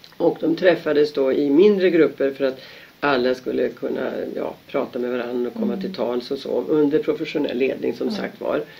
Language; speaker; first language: Swedish; native; Swedish